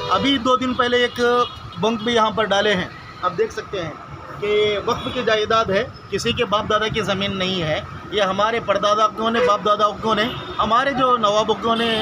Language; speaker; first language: Urdu; native; Urdu